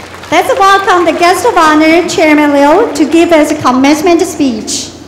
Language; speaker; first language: English; non-native, fluent; Chinese